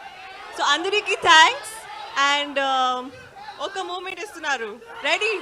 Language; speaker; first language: Telugu; non-native, learner; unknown